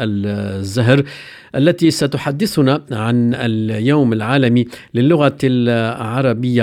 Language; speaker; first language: Arabic; native; Arabic